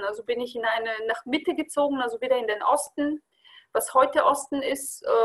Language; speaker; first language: German; non-native, fluent; Bulgarian